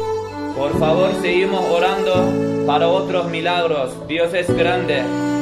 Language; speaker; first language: Spanish; non-native, fluent; Turkish